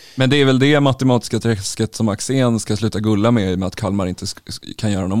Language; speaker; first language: Swedish; native; Swedish